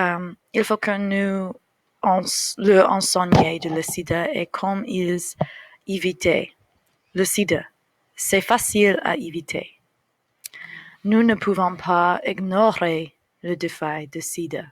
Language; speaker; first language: French; non-native, learner; English